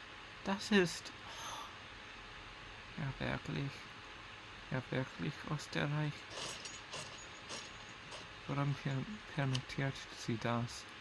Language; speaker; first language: German; non-native, learner; English